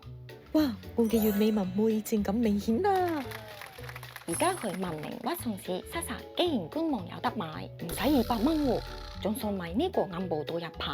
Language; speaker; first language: Cantonese; non-native, fluent; Japanese